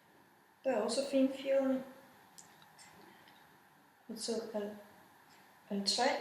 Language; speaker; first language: Danish; non-native, fluent; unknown